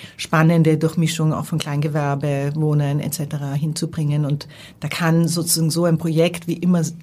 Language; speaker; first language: German; native; German